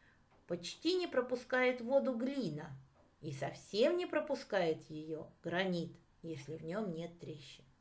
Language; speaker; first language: Russian; native; Russian